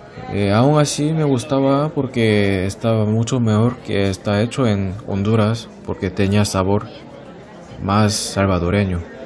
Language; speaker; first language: Spanish; non-native, learner; Korean